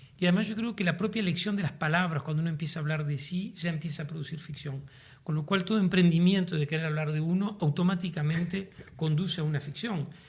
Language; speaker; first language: Spanish; native; Spanish